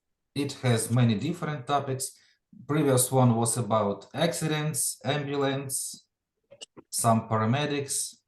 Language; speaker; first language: English; non-native, fluent; Ukrainian